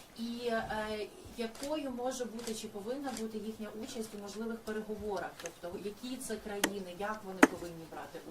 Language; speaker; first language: Ukrainian; native; Ukrainian